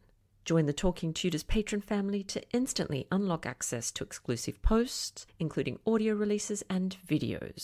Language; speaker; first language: English; native; English